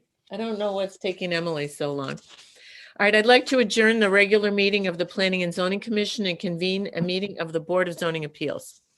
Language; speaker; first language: English; native; English